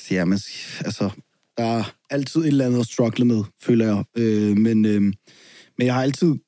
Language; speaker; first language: Danish; early bilingual, other home language; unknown